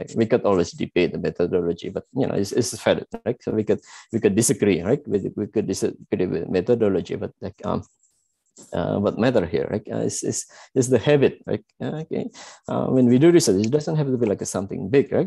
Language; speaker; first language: English; non-native, fluent; Javanese